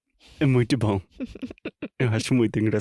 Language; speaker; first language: Portuguese; non-native, fluent; English